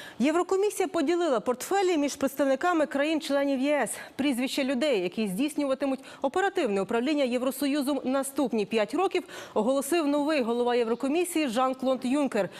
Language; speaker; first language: Ukrainian; native; Ukrainian